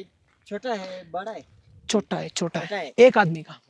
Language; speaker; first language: Hindi; non-native, local second language; Kannada